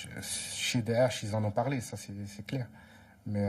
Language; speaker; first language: French; native; French